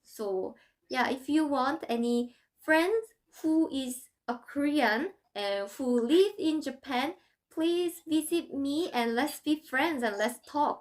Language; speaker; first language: English; non-native, fluent; Korean